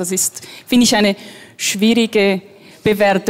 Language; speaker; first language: German; native; German